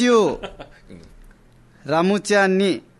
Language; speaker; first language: Japanese; non-native, fluent; Nepali